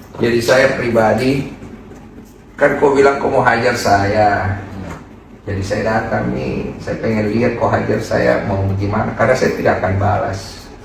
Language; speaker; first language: Indonesian; native; Indonesian